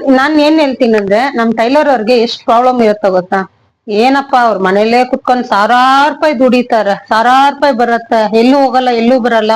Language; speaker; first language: Kannada; non-native, local second language; Tamil